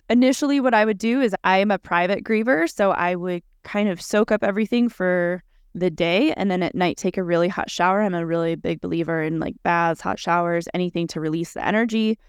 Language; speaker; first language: English; early bilingual, other home language; Russian